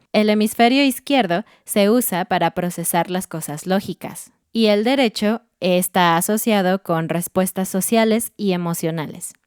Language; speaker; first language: Spanish; native; Spanish